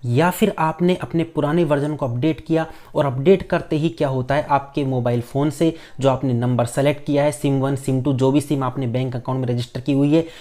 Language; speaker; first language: Hindi; native; Hindi